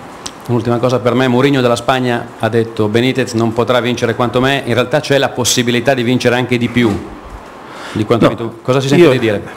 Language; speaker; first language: Italian; native; Italian